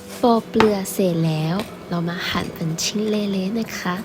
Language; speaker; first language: Thai; non-native, fluent; Chinese